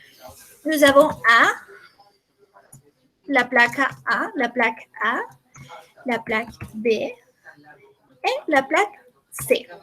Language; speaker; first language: French; non-native, fluent; Spanish